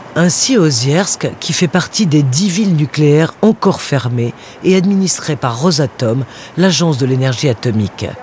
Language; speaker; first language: French; native; French